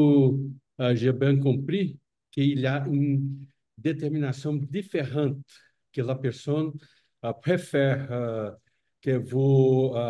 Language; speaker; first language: French; non-native, learner; Portuguese